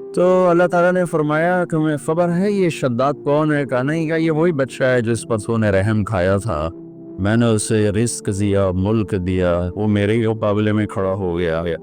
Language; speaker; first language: Urdu; non-native, local second language; Punjabi